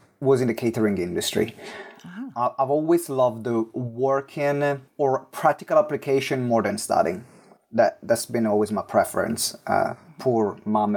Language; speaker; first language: English; non-native, fluent; Italian